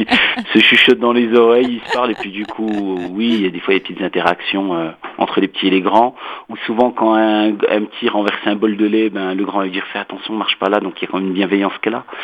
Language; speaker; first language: French; native; French